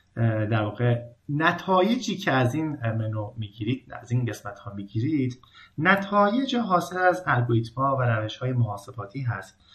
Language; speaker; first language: Persian; native; Persian